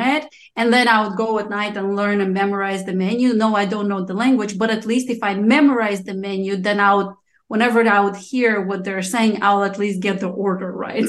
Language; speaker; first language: English; non-native, fluent; Romanian